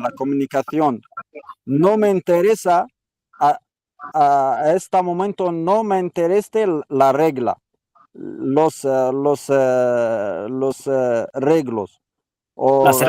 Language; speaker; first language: Spanish; non-native, learner; Arabic